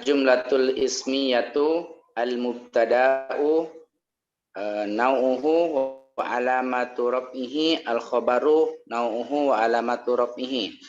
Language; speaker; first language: Arabic; non-native, learner; Indonesian